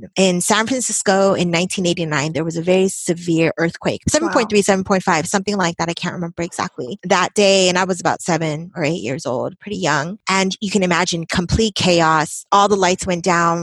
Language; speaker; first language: English; native; English